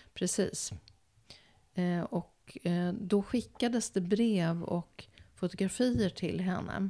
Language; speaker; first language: Swedish; early bilingual, other home language; Polish